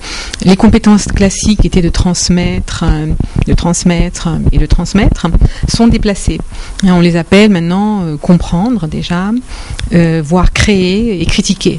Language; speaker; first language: French; native; French